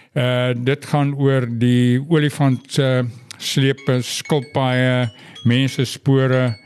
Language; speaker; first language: Afrikaans; non-native, local second language; English